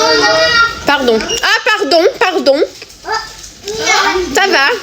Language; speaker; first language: French; native; French